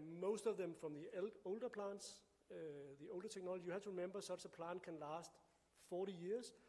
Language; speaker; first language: English; non-native, fluent; Danish